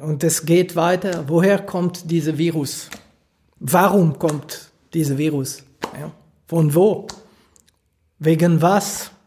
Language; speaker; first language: German; non-native, local second language; French